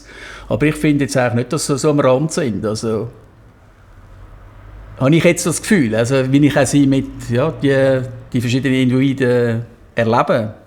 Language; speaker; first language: German; native; German